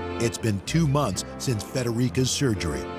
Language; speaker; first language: English; native; English